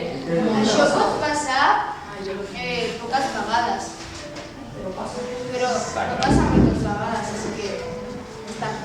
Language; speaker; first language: Catalan; early bilingual, other home language; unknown